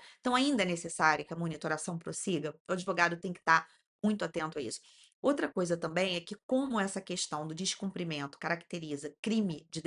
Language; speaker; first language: Portuguese; native; Portuguese